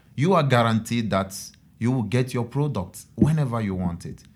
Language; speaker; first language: English; non-native, local second language; Igbo